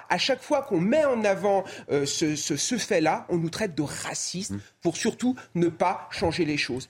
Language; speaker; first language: French; native; French